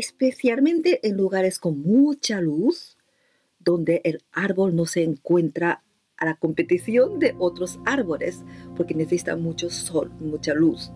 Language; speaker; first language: Spanish; non-native, fluent; Japanese